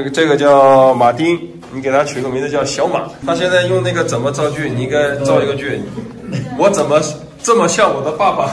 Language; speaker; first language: Chinese; native; Chinese